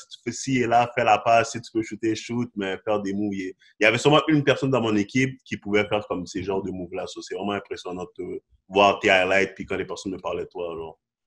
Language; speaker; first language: French; native; French